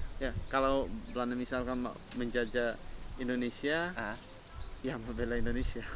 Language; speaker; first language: Indonesian; non-native, learner; Dutch